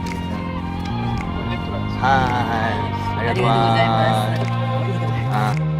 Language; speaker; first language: Japanese; non-native, learner; Korean